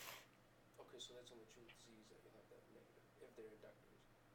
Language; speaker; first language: English; native; English